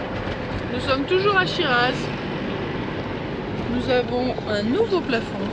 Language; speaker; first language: French; native; French